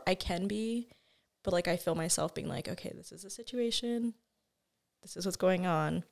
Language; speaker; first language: English; native; English